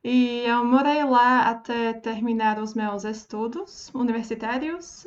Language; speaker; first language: Portuguese; non-native, fluent; Slovak